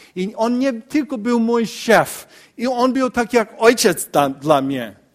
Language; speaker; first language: Polish; non-native, learner; English